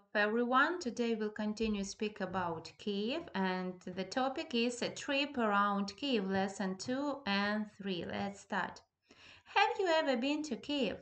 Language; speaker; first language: English; non-native, fluent; Ukrainian